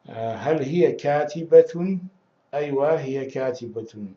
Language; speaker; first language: Arabic; non-native, fluent; Russian